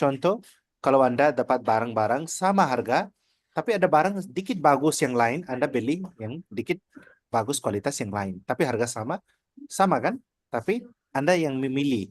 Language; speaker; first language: Indonesian; non-native, learner; Nepali